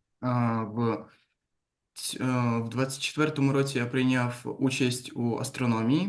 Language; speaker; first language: Ukrainian; non-native, local second language; Russian